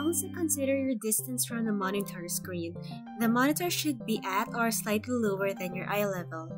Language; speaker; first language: English; non-native, local second language; Filipino